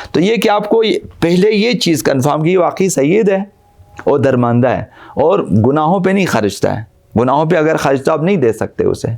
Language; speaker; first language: Urdu; non-native, local second language; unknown